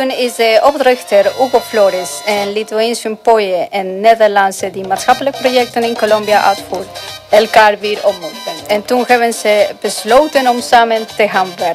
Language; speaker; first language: Dutch; non-native, fluent; Spanish